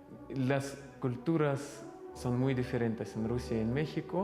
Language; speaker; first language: Spanish; non-native, fluent; Russian